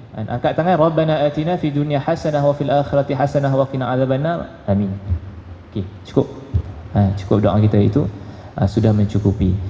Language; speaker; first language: Malay; native; Malay